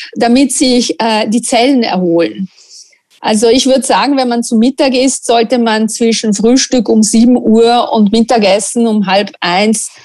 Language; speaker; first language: German; non-native, fluent; Italian